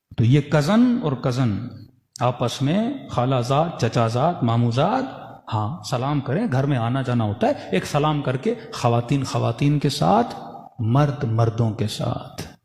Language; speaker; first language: Urdu; early bilingual, heritage; Urdu